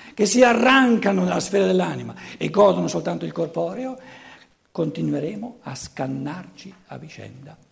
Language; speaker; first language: Italian; native; Italian